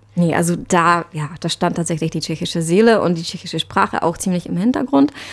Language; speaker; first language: German; non-native, fluent; Czech